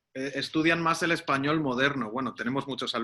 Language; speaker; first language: Spanish; native; Spanish